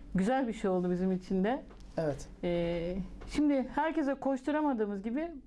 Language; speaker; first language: Turkish; native; Turkish